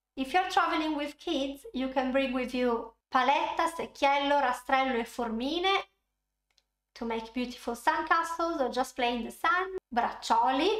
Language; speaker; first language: English; non-native, fluent; Italian